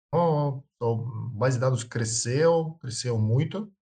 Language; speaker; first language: Portuguese; non-native, learner; Russian